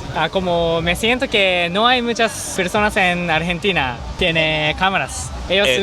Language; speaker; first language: Spanish; non-native, learner; Japanese